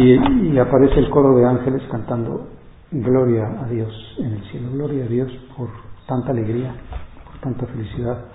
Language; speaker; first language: Spanish; native; Spanish